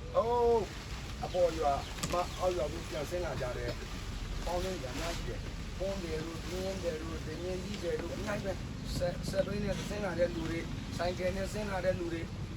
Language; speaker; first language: Burmese; non-native, local second language; S'gaw Karen